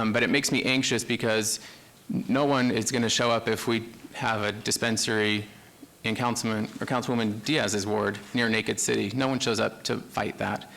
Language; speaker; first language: English; native; English